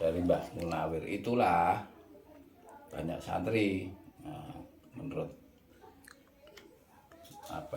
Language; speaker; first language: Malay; non-native, local second language; Javanese